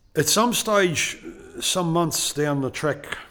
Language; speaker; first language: English; native; English